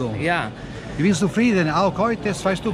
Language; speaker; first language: German; non-native, learner; Italian